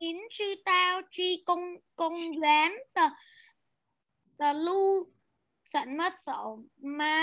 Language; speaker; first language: Chinese; non-native, learner; Vietnamese